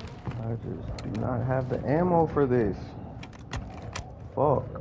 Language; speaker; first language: English; native; English